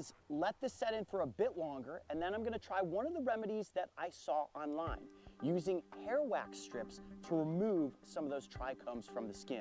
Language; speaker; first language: English; native; English